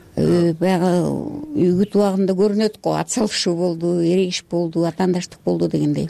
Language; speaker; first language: Kyrgyz; native; Kyrgyz